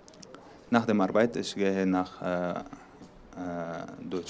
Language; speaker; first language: German; non-native, learner; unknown